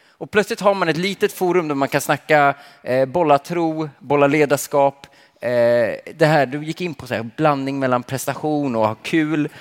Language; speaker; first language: Swedish; early bilingual, other home language; Finnish